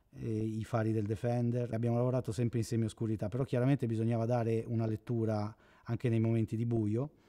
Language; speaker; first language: Italian; native; Italian